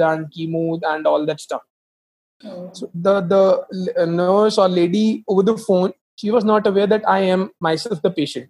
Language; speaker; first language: English; non-native, local second language; Hindi